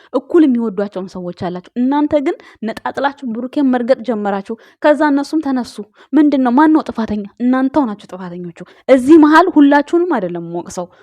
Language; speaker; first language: Amharic; native; Amharic